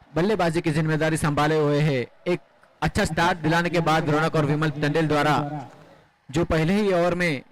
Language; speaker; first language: Hindi; non-native, local second language; Gujarati